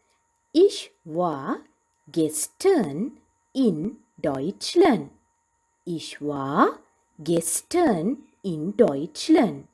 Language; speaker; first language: German; non-native, fluent; Sinhala